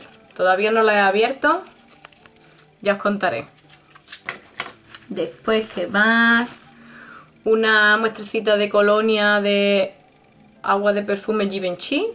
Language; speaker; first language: Spanish; native; Spanish